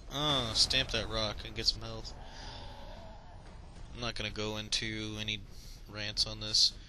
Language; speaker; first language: English; native; English